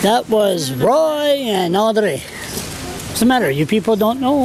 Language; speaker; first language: English; non-native, local second language; French